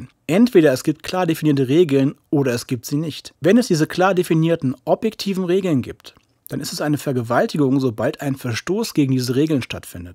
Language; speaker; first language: German; native; German